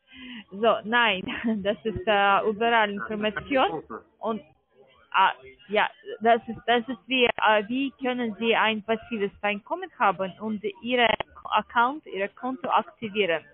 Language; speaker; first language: German; non-native, learner; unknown